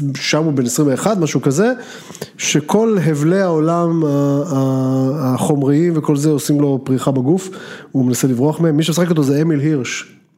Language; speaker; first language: Hebrew; native; Hebrew